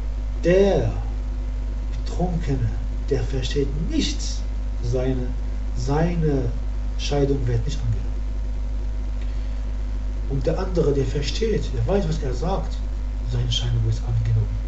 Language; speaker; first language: German; non-native, fluent; Arabic